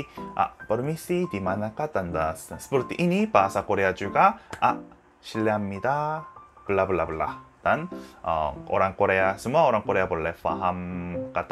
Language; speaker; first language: Indonesian; non-native, learner; Korean